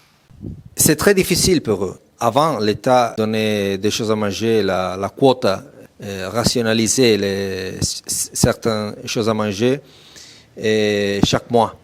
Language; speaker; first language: French; non-native, fluent; Italian